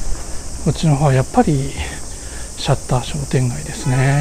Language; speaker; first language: Japanese; native; Japanese